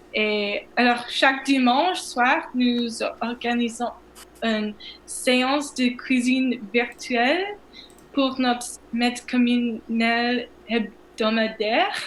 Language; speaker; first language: French; non-native, learner; English